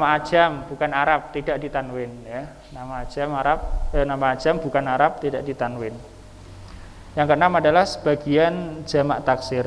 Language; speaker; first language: Indonesian; native; Indonesian